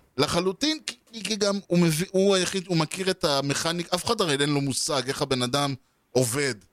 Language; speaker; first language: Hebrew; native; Hebrew